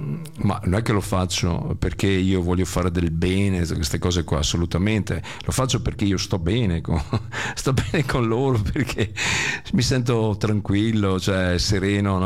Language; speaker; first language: Italian; native; Italian